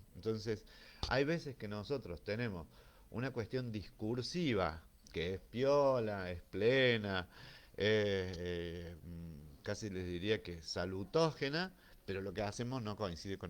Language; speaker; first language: Spanish; native; Spanish